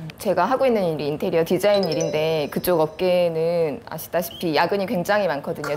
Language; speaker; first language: Korean; native; Korean